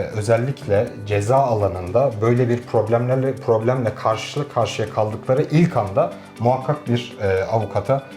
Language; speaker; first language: Turkish; native; Turkish